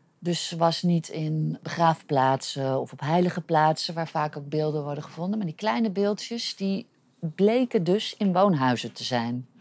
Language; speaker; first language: Dutch; native; Dutch